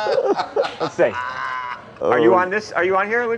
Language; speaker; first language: English; native; English